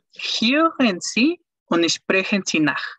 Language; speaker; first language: German; non-native, learner; Spanish